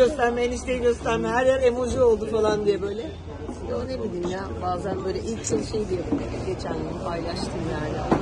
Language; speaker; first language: Turkish; native; Turkish